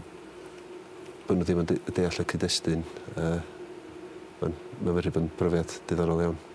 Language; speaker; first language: Welsh; native; Welsh